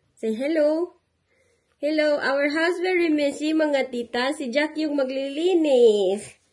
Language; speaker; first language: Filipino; non-native, local second language; Hiligaynon